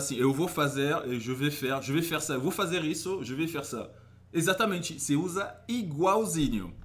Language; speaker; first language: Portuguese; non-native, fluent; French